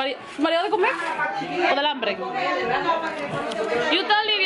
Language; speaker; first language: Spanish; early bilingual, heritage; English